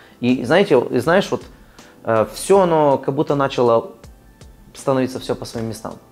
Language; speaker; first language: Russian; early bilingual, other home language; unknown